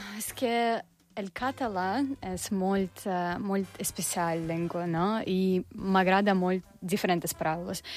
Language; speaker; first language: Catalan; non-native, learner; Russian